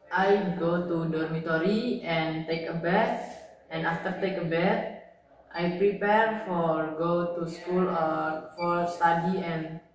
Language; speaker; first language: English; non-native, learner; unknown